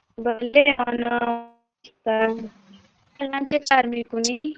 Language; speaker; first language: Persian; non-native, learner; Urdu